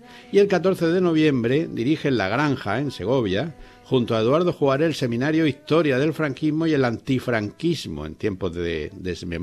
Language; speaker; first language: Spanish; native; Spanish